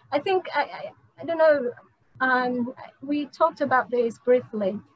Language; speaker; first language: English; non-native, fluent; Portuguese